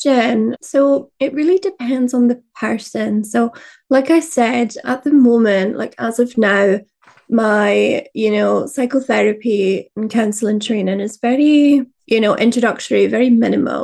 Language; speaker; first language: English; native; English